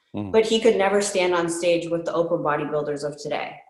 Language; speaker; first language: English; native; English